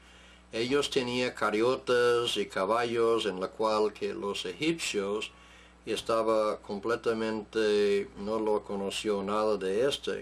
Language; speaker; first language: Spanish; non-native, fluent; English